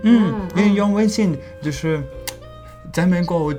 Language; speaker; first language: Chinese; non-native, learner; English